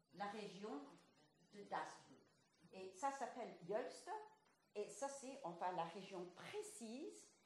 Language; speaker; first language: French; non-native, fluent; English